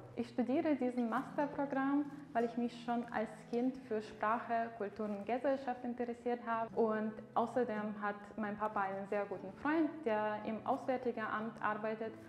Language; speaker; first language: German; non-native, fluent; Ukrainian